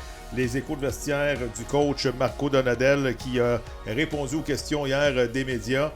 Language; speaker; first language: French; native; French